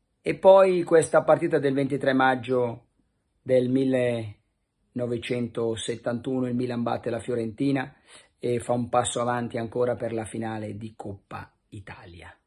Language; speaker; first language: Italian; native; Italian